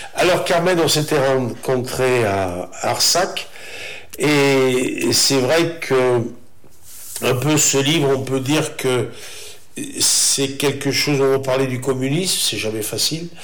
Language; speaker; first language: French; native; French